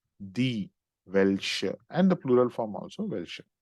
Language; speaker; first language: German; non-native, fluent; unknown